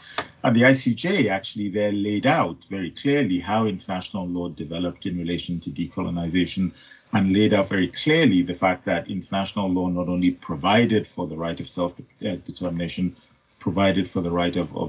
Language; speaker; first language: English; non-native, local second language; Yoruba